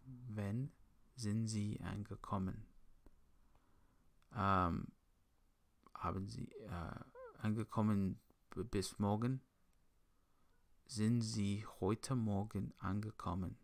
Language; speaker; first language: German; non-native, learner; English